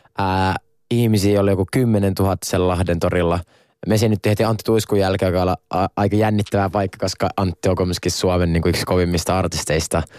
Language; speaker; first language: Finnish; non-native, local second language; Swedish